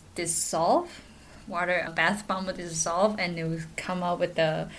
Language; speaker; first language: English; non-native, fluent; Chinese